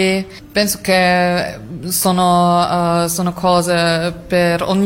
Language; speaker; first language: Italian; non-native, fluent; German